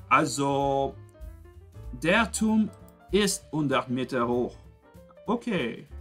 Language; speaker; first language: German; non-native, fluent; French